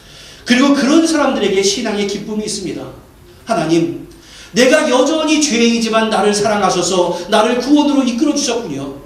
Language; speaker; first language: Korean; native; Korean